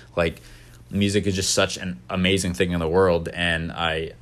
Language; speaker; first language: English; native; English